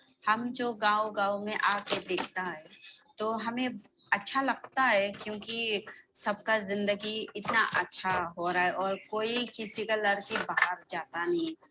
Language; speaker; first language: Hindi; non-native, local second language; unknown